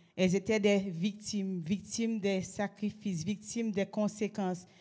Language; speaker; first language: French; native; French